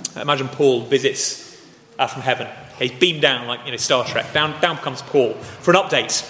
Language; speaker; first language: English; native; English